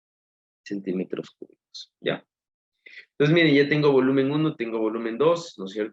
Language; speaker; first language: Spanish; native; Spanish